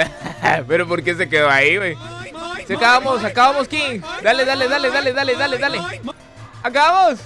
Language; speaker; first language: Spanish; native; Spanish